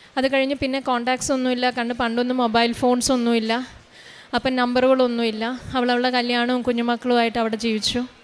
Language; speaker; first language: Malayalam; native; Malayalam